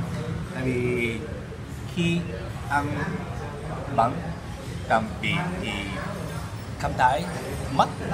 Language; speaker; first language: Vietnamese; non-native, learner; Japanese